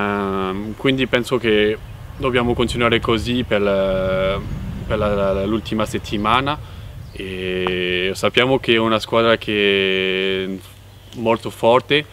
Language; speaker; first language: Italian; non-native, fluent; French